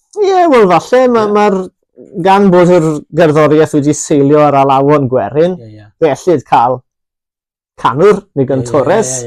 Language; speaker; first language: Welsh; native; Welsh